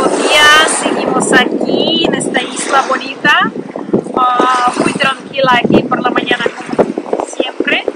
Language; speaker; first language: Spanish; non-native, learner; Russian